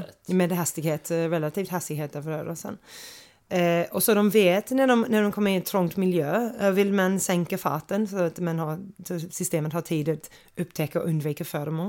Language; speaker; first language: Swedish; non-native, fluent; English